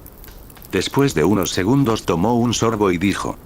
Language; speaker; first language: Spanish; native; Spanish